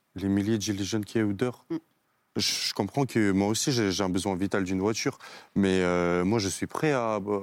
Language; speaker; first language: French; non-native, fluent; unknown